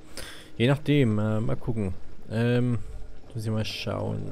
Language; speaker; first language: German; native; German